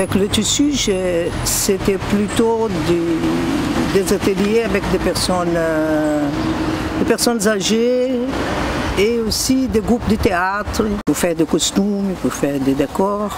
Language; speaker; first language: French; non-native, fluent; Portuguese